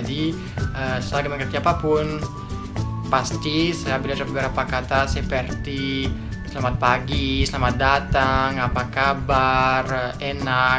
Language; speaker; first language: Indonesian; non-native, fluent; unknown